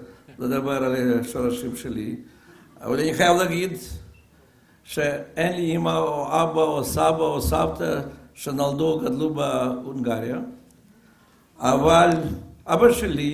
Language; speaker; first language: Hebrew; non-native, fluent; Russian